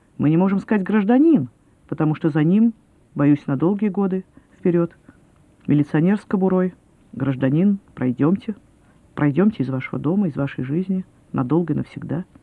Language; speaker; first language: Russian; native; Russian